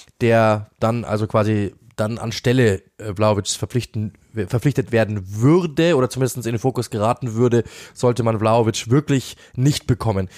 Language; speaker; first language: German; native; German